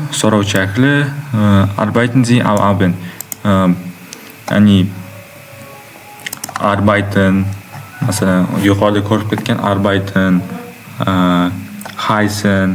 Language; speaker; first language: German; non-native, learner; Uzbek